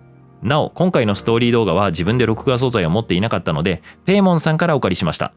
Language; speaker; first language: Japanese; native; Japanese